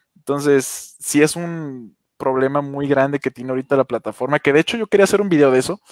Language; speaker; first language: Spanish; native; Spanish